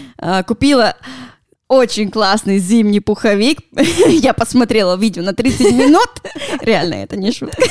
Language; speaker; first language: Russian; non-native, fluent; Spanish